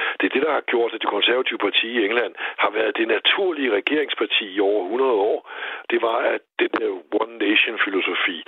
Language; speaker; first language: Danish; native; Danish